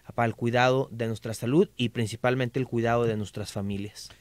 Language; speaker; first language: Spanish; native; Spanish